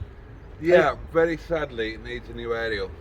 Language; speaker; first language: English; native; English